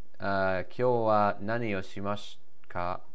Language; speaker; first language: Japanese; non-native, learner; English